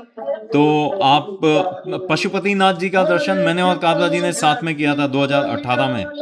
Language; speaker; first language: Hindi; native; Hindi